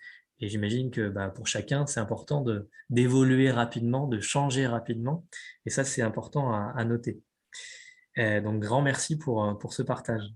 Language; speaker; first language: French; native; French